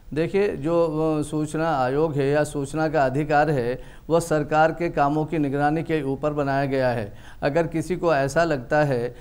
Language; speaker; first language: Hindi; native; Hindi